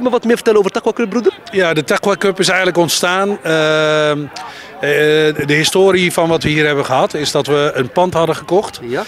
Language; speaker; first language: Dutch; native; Dutch